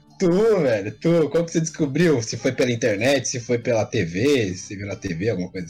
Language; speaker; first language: Portuguese; native; Portuguese